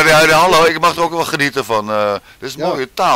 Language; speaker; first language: Dutch; native; Dutch